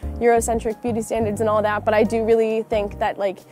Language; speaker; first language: English; native; English